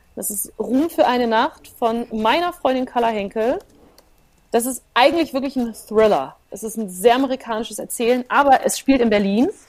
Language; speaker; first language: German; early bilingual, other home language; Plautdietsch